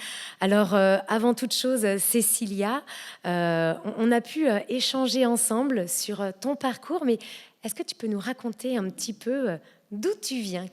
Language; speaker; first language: French; native; French